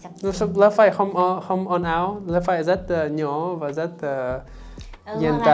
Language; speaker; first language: Vietnamese; non-native, learner; English